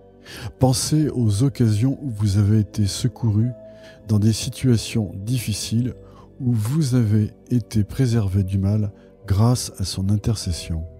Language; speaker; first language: French; native; French